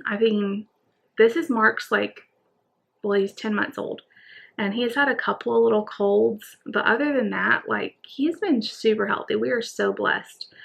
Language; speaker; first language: English; native; English